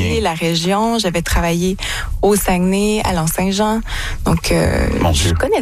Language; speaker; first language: French; native; French